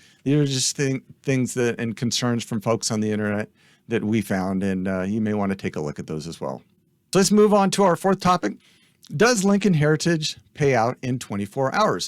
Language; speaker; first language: English; native; English